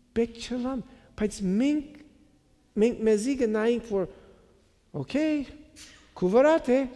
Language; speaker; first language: Armenian; native; Armenian